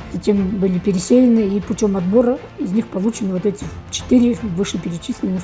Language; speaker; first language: Russian; native; Russian